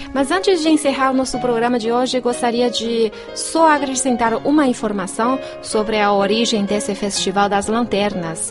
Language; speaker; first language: Portuguese; non-native, fluent; Chinese